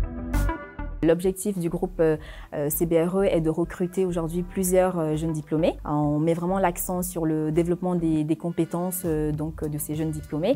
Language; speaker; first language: French; native; French